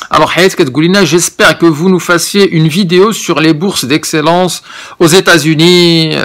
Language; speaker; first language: French; non-native, local second language; Arabic